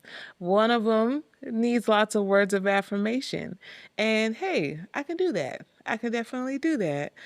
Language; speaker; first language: English; native; English